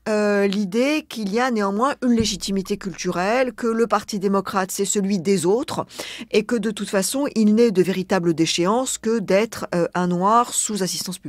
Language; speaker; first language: French; native; French